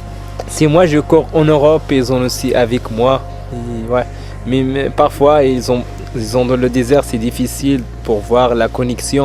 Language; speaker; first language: French; non-native, learner; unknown